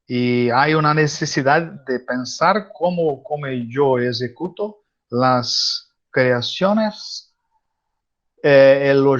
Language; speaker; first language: Spanish; non-native, learner; Portuguese